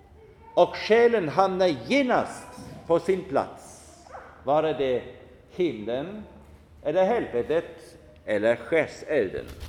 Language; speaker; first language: Swedish; non-native, fluent; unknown